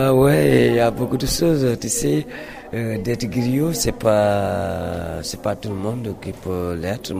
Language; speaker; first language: French; non-native, local second language; Mandingo